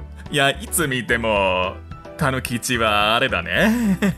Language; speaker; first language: Japanese; non-native, fluent; English